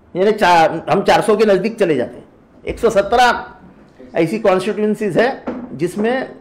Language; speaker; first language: Hindi; non-native, local second language; Marathi